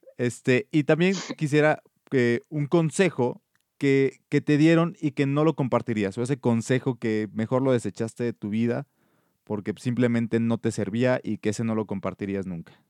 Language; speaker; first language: Spanish; native; Spanish